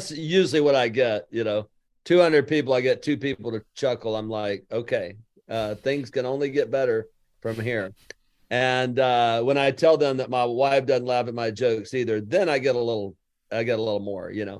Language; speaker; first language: English; native; English